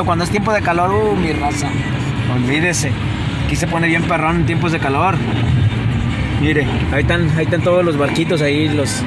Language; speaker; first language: Spanish; native; Spanish